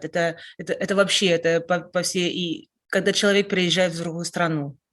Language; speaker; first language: Russian; non-native, fluent; French